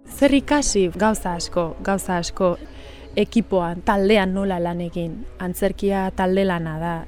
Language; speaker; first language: Basque; early bilingual, other home language; Sidamo